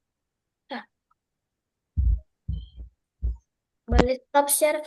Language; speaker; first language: Indonesian; native; Indonesian